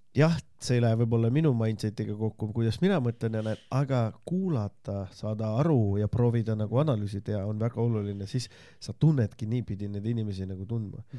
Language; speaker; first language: Estonian; non-native, local second language; Russian